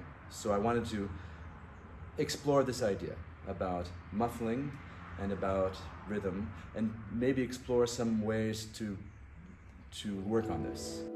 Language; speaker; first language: English; non-native, fluent; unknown